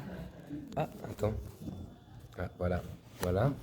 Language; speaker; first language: French; native; French